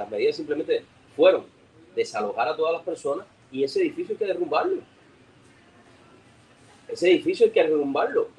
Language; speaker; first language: Spanish; native; Spanish